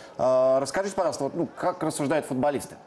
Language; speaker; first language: Russian; native; Russian